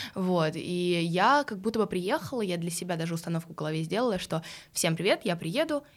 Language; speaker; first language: Russian; early bilingual, other home language; Swedish